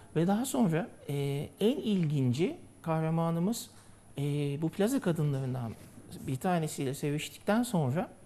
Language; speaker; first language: Turkish; native; Turkish